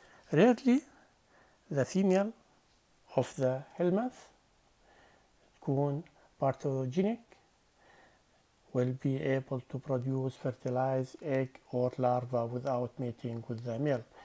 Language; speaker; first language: English; non-native, fluent; Arabic